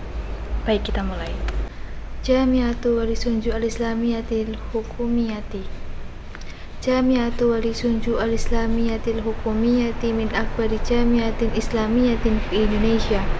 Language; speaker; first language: Arabic; non-native, learner; Indonesian